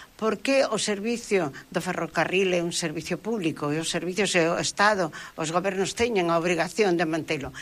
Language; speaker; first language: Galician; native; Galician